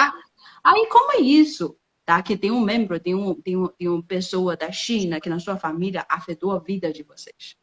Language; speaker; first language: Portuguese; non-native, fluent; Chinese